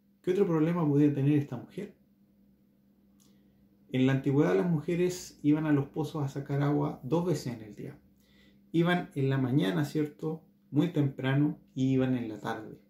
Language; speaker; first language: Spanish; native; Spanish